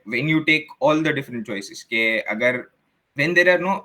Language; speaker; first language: English; non-native, local second language; Gujarati